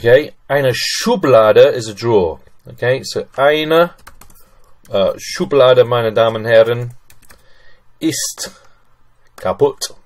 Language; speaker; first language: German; non-native, fluent; English